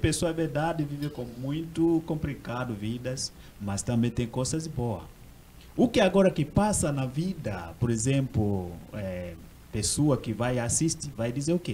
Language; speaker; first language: Portuguese; non-native, learner; Swahili